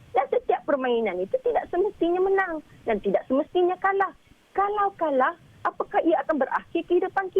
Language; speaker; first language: Malay; native; Malay